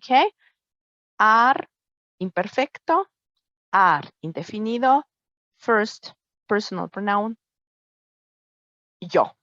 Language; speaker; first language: Spanish; non-native, fluent; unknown